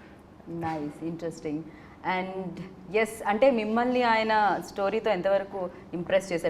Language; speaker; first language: Telugu; native; Telugu